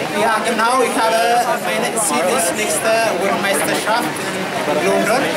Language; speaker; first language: German; non-native, learner; Amharic